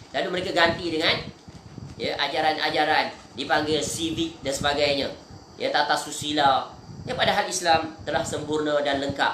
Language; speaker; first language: Malay; native; Malay